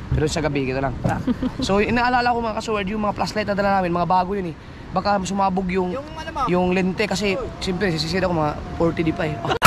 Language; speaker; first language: Filipino; non-native, local second language; Cebuano